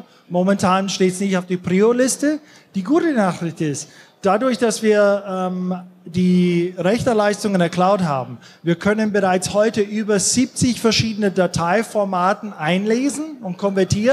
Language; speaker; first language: German; non-native, fluent; English